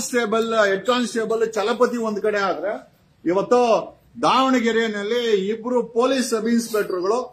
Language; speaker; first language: Kannada; native; Kannada